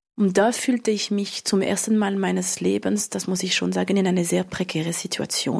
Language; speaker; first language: German; non-native, local second language; French